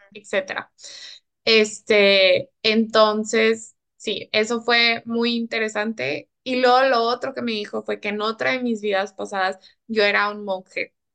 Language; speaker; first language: Spanish; early bilingual, heritage; Spanish